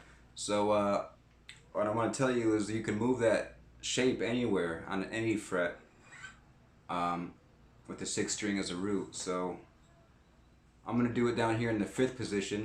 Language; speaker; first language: English; native; English